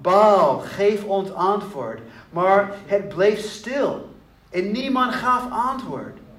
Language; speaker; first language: Dutch; non-native, learner; English